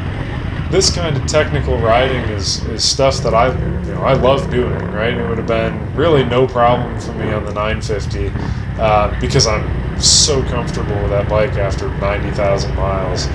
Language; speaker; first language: English; native; English